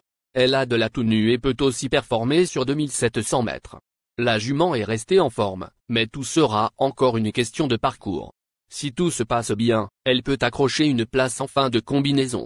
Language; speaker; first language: French; native; French